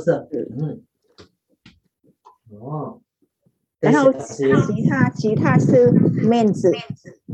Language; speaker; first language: Chinese; non-native, fluent; Vietnamese